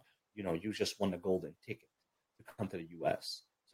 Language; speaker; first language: English; early bilingual, other home language; Arabic